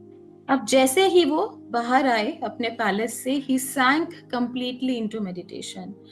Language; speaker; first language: Hindi; native; Hindi